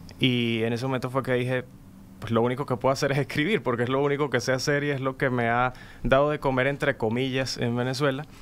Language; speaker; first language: Spanish; native; Spanish